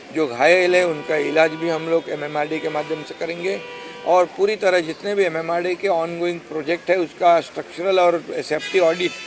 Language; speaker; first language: Hindi; non-native, local second language; Marathi